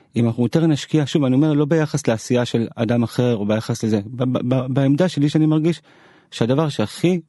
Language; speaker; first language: Hebrew; native; Hebrew